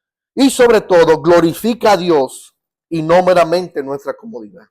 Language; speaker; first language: Spanish; native; Spanish